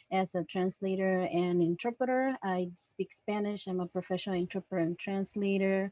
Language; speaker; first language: English; non-native, fluent; Spanish